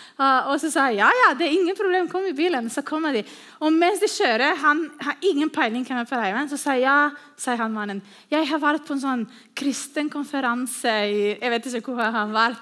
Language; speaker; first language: Norwegian; non-native, fluent; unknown